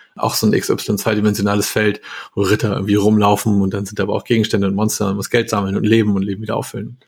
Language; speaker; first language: German; native; German